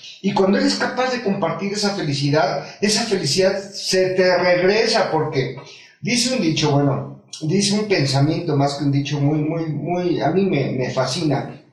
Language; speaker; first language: Spanish; native; Spanish